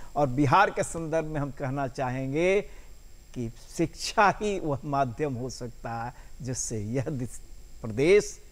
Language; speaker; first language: Hindi; native; Hindi